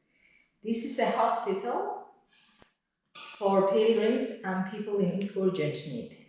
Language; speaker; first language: English; non-native, fluent; Spanish